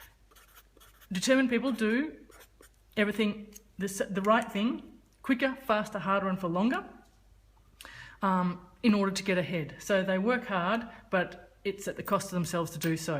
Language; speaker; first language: English; native; English